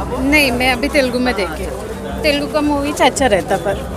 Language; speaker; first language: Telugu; non-native, local second language; Hindi